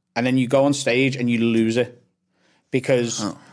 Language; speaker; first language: English; native; English